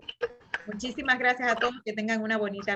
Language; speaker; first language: Spanish; native; Spanish